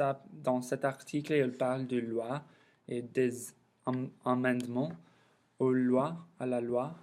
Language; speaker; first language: French; non-native, learner; English